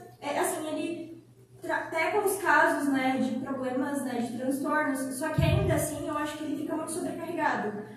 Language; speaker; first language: Portuguese; native; Portuguese